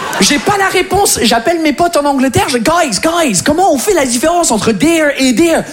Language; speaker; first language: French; non-native, fluent; English